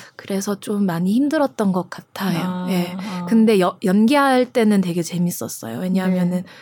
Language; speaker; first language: Korean; early bilingual, heritage; Dutch